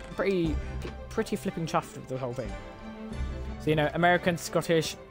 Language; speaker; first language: English; native; English